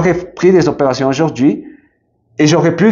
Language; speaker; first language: French; non-native, fluent; Spanish